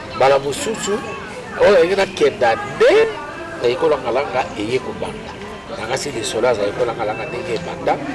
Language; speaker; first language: Lingala; native; Lingala